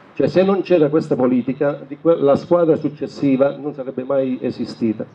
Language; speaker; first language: Italian; native; Italian